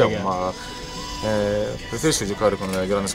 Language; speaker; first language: Italian; non-native, learner; Norwegian